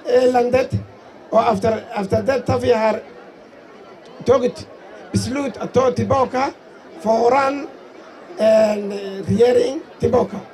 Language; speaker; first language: Swedish; non-native, learner; Somali